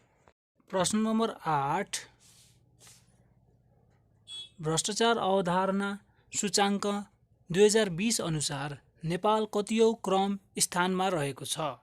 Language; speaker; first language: Nepali; native; Nepali